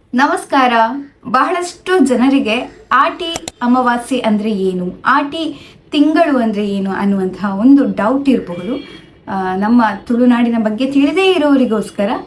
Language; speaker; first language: Kannada; non-native, local second language; Tulu